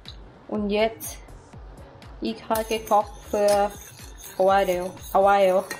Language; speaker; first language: German; non-native, learner; Thai